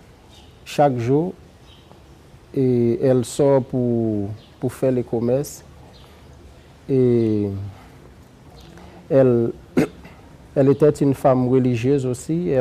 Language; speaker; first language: French; non-native, local second language; Haitian Creole